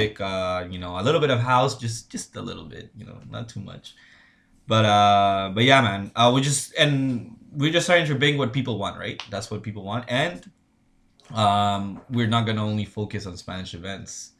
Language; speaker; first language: English; non-native, fluent; Spanish